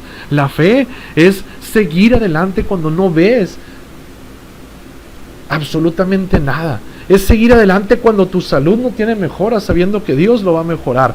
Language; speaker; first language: Spanish; native; Spanish